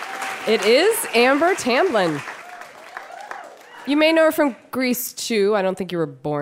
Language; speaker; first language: English; native; English